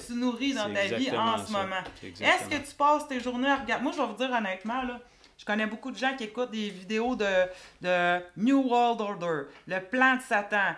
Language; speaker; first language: French; native; French